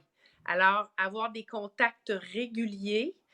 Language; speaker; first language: French; native; French